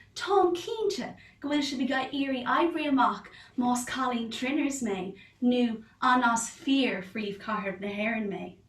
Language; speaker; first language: Irish; non-native, local second language; English